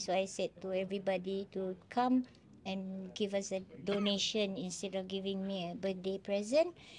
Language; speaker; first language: English; non-native, local second language; Malay